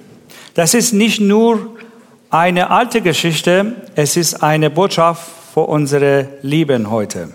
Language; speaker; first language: German; non-native, learner; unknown